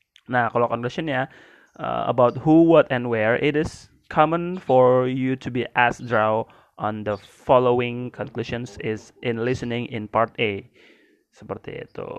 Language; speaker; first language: English; non-native, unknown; Indonesian